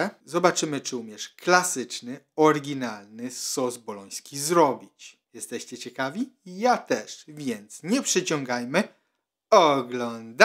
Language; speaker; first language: Polish; non-native, fluent; Italian